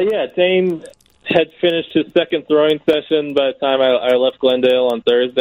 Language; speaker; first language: English; native; English